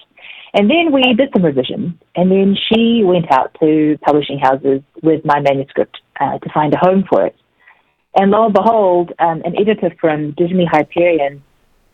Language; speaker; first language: English; native; English